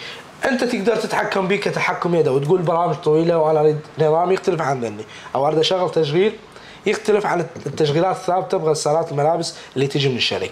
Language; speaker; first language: Arabic; native; Arabic